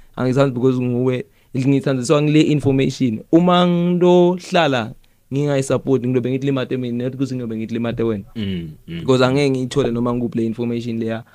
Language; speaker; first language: Zulu; non-native, local second language; Swati